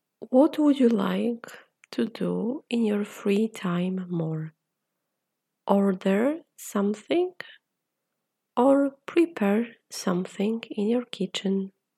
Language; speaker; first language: English; non-native, fluent; Polish